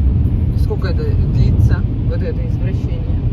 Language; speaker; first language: Russian; native; Russian